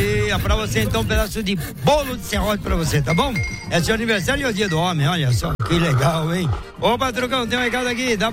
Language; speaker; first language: Portuguese; native; Portuguese